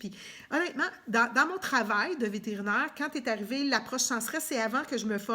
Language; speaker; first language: French; native; French